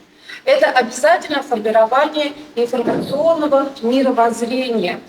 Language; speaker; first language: Russian; native; Russian